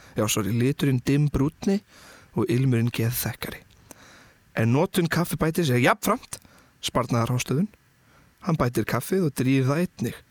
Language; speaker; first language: Icelandic; native; Icelandic